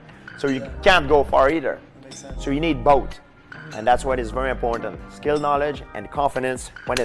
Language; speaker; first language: English; non-native, local second language; French